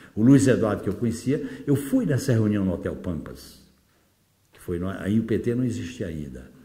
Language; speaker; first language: Portuguese; native; Portuguese